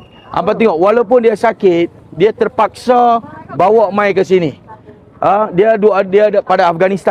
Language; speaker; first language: Malay; native; Malay